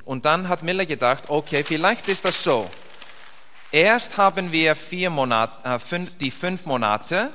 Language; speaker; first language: German; non-native, fluent; Icelandic